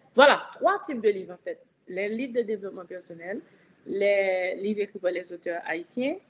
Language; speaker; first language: French; native; French